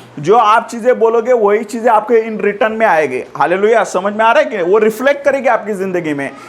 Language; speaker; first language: Hindi; non-native, local second language; Marathi